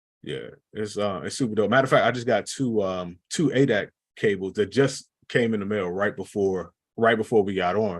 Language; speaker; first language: English; native; English